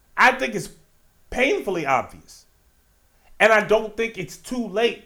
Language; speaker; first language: English; native; English